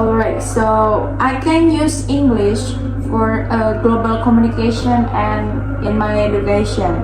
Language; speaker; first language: English; non-native, learner; Indonesian